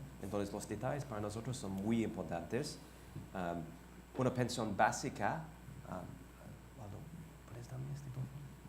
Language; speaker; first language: Spanish; non-native, fluent; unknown